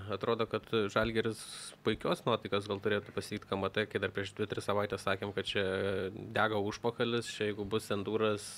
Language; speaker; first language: Lithuanian; native; Lithuanian